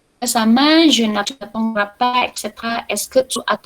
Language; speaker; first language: French; non-native, fluent; Indonesian